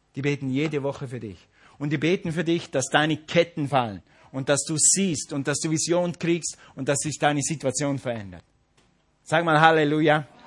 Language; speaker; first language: German; non-native, fluent; English